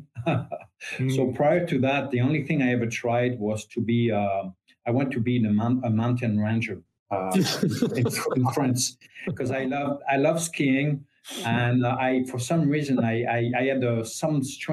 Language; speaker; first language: English; non-native, fluent; French